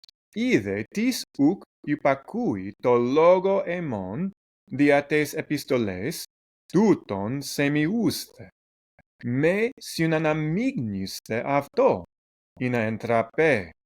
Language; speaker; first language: Greek; non-native, fluent; English